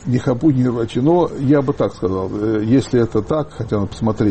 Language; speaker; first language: Russian; native; Russian